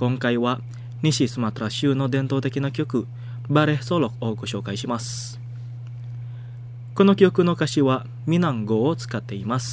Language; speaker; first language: Japanese; non-native, learner; Indonesian